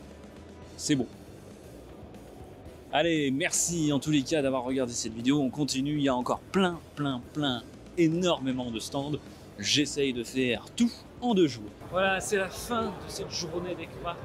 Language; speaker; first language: French; native; French